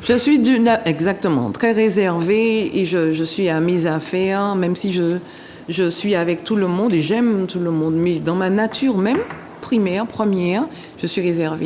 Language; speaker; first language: French; native; French